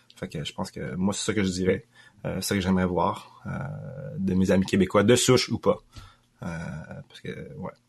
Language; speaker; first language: French; early bilingual, other home language; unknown